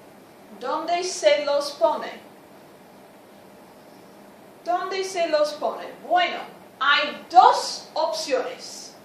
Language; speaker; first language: Spanish; non-native, fluent; English